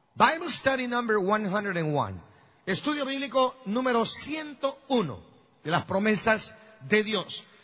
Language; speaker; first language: Spanish; native; Spanish